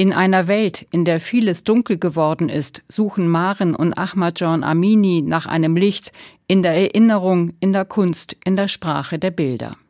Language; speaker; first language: German; native; German